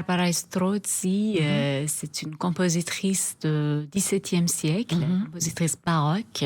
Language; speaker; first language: French; non-native, fluent; Persian